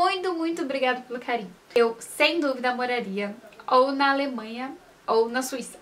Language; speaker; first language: Portuguese; native; Portuguese